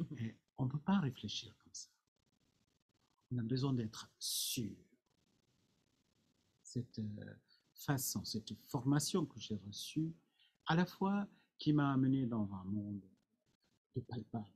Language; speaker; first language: French; non-native, fluent; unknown